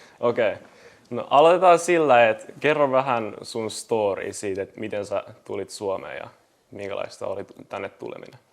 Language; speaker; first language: Finnish; native; Finnish